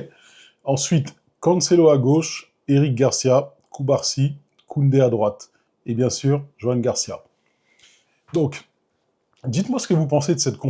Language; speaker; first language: French; native; French